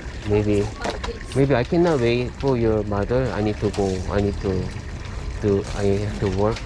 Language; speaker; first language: English; non-native, learner; Korean